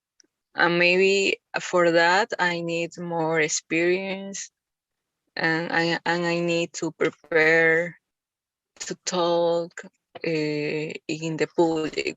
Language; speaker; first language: English; non-native, learner; Spanish